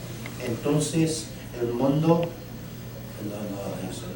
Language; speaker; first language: Spanish; non-native, learner; Chinese